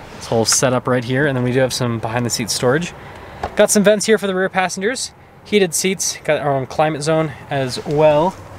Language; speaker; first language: English; native; English